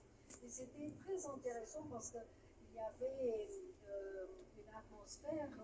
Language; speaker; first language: French; non-native, fluent; Romanian